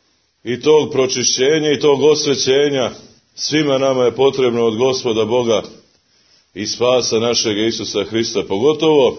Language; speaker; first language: Croatian; native; Croatian